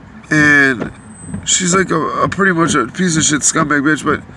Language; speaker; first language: English; native; English